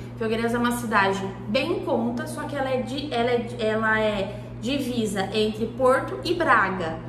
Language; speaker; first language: Portuguese; native; Portuguese